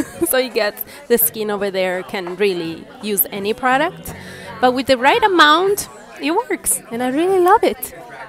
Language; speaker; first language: English; non-native, fluent; Italian